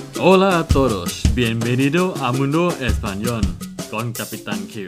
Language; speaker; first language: Spanish; non-native, fluent; Thai